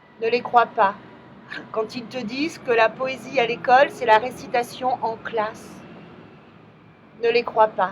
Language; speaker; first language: French; native; French